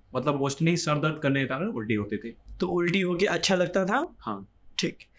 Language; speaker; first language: Hindi; native; Hindi